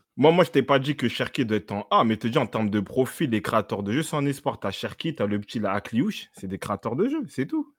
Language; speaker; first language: French; native; French